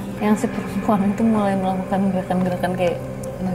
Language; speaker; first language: Indonesian; native; Indonesian